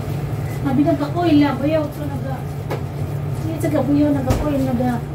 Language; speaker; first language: Chinese; non-native, learner; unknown